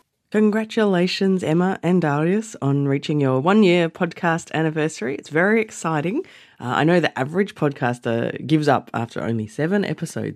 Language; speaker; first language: English; native; English